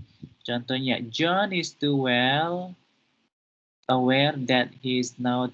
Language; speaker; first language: English; non-native, fluent; Indonesian